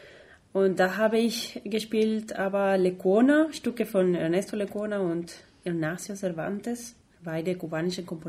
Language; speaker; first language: German; non-native, fluent; Spanish